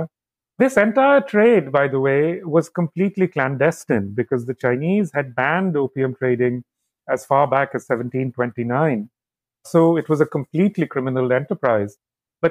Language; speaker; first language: English; non-native, local second language; Bangla